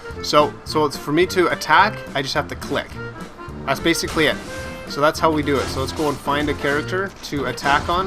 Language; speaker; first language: English; native; English